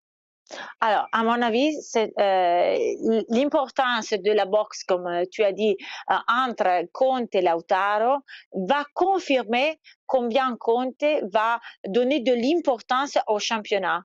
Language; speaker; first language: French; non-native, fluent; Italian